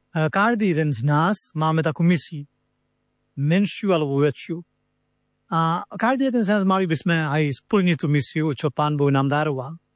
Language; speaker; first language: Slovak; non-native, fluent; Malayalam